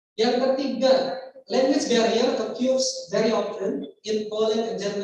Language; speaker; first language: English; non-native, fluent; Indonesian